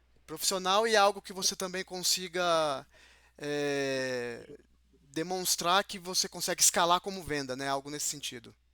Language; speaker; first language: Portuguese; native; Portuguese